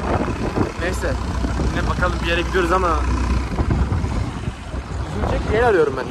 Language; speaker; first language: Turkish; native; Turkish